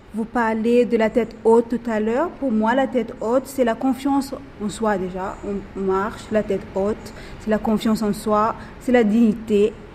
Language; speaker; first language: French; non-native, local second language; Malagasy